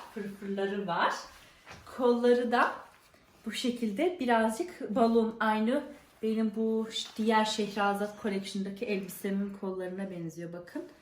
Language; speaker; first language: Turkish; early bilingual, heritage; Turkish